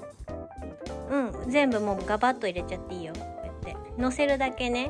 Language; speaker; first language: Japanese; native; Japanese